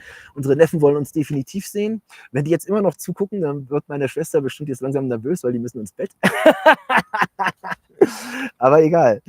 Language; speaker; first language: German; native; German